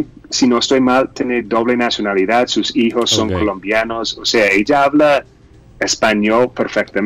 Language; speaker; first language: Spanish; non-native, fluent; English